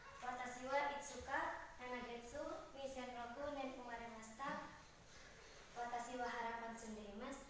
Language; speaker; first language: Japanese; non-native, learner; Indonesian